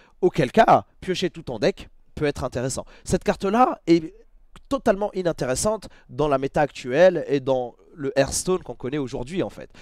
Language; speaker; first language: French; native; French